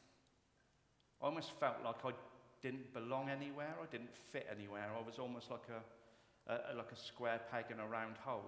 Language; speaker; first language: English; native; English